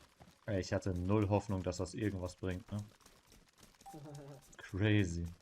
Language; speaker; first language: German; native; German